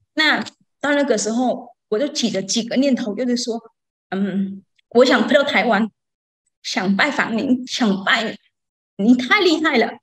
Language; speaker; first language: Chinese; non-native, fluent; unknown